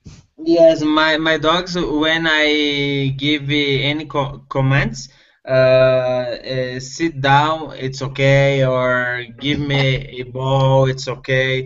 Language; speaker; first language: English; non-native, learner; Spanish